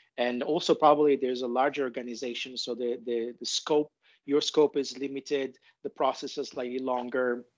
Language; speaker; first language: English; non-native, fluent; Italian